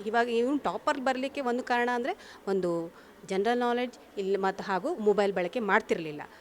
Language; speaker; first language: Kannada; native; Kannada